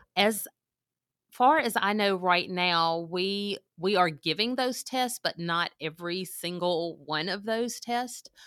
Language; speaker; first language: English; native; English